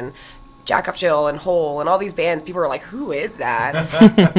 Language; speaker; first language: English; native; English